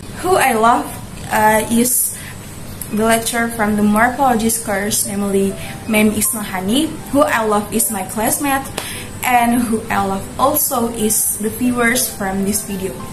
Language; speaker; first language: English; non-native, learner; Indonesian